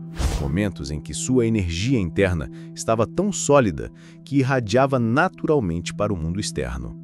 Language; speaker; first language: Portuguese; native; Portuguese